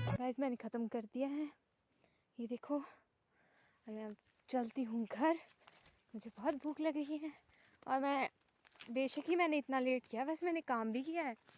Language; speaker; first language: Hindi; native; Hindi